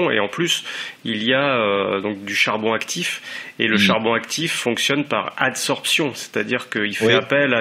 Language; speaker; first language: French; native; French